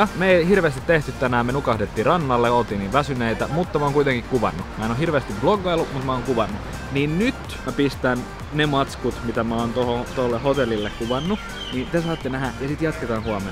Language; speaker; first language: Finnish; native; Finnish